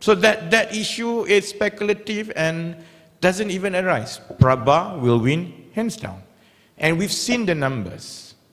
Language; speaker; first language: English; non-native, local second language; Malay